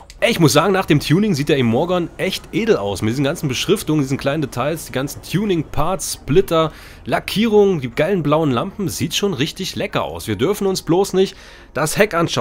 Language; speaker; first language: German; native; German